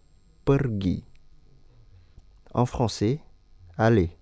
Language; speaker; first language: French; non-native, fluent; Indonesian